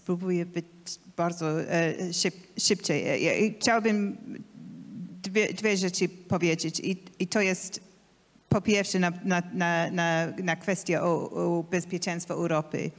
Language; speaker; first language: Polish; non-native, learner; English